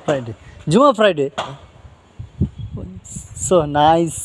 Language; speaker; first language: Hindi; non-native, learner; Bangla